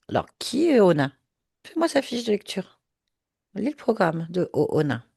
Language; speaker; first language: French; native; French